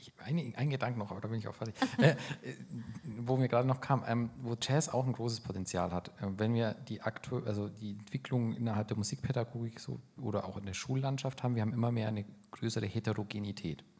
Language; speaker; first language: German; native; German